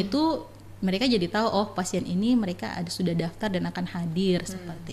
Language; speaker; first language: Indonesian; native; Indonesian